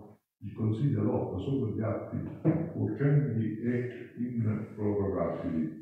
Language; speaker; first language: Italian; native; Italian